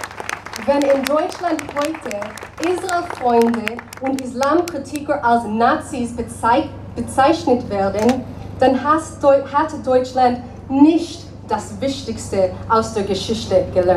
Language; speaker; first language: German; non-native, learner; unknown